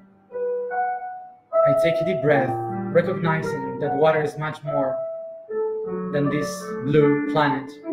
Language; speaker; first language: English; non-native, fluent; Spanish